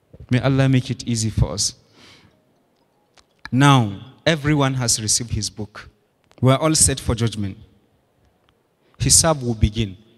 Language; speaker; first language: English; non-native, local second language; Hausa